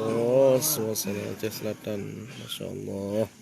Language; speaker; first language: Indonesian; non-native, local second language; Achinese